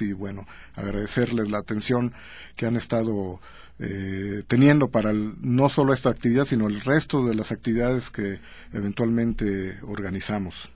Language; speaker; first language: Spanish; native; Spanish